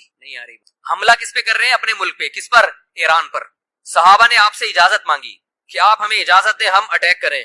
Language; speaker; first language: Urdu; native; Urdu